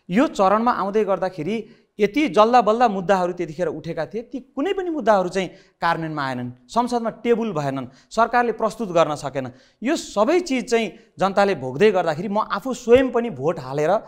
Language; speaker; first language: Nepali; native; Nepali